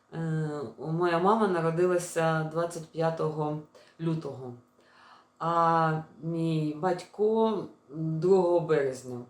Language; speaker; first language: Ukrainian; non-native, local second language; Russian